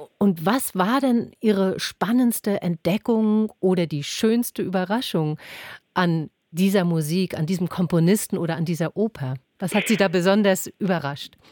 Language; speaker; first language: German; native; German